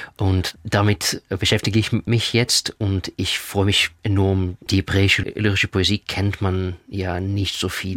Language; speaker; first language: German; non-native, fluent; Russian